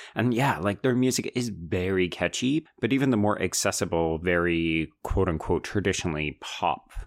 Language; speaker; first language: English; native; English